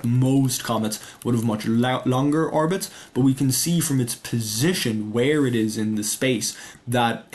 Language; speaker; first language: English; native; English